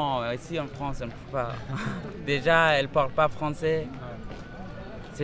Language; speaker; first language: French; non-native, fluent; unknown